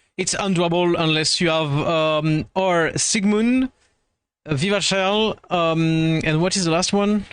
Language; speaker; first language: English; non-native, fluent; French